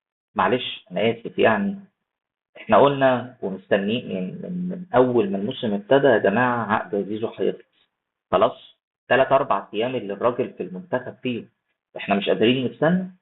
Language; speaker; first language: Arabic; native; Arabic